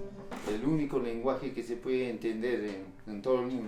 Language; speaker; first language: Spanish; native; Spanish